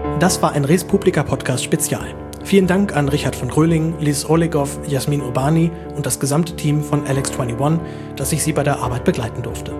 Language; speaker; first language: German; native; German